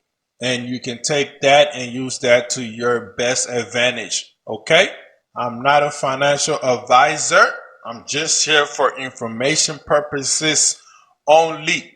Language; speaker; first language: English; native; English